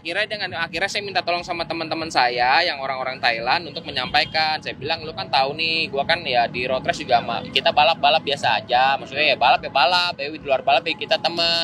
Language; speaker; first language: Indonesian; native; Indonesian